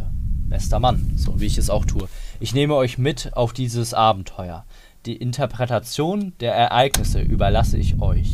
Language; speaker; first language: German; native; German